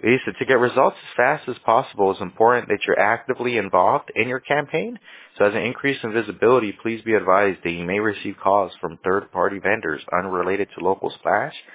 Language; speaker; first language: English; early bilingual, other home language; Spanish